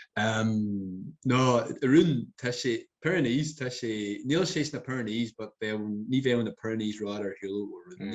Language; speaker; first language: Irish; native; Irish